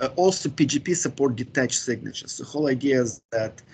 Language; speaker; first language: English; non-native, fluent; Ukrainian